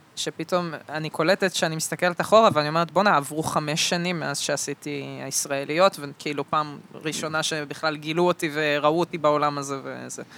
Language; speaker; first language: Hebrew; early bilingual, other home language; Russian